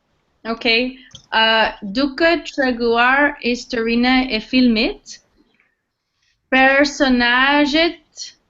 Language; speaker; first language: Albanian; non-native, learner; English